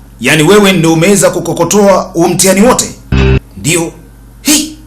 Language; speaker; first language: Swahili; native; Swahili